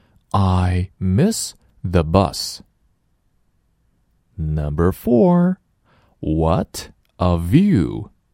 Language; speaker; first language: English; non-native, fluent; Chinese